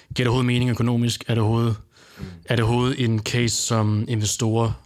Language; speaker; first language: Danish; native; Danish